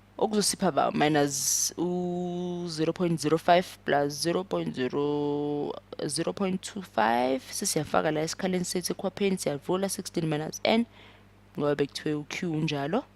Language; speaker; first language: Zulu; non-native, local second language; English